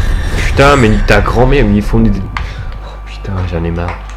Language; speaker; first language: French; native; French